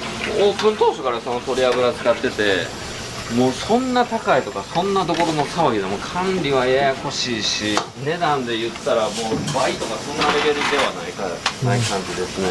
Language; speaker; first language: Japanese; native; Japanese